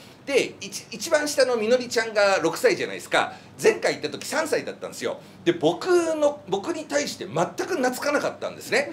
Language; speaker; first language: Japanese; native; Japanese